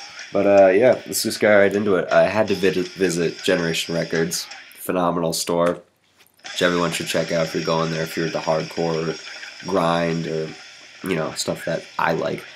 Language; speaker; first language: English; native; English